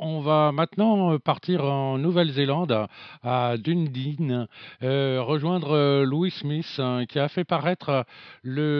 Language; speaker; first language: French; native; French